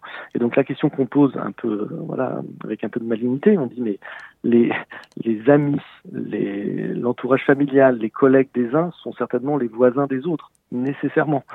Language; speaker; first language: French; native; French